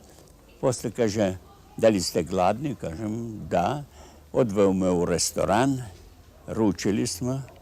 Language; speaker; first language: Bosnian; non-native, fluent; Russian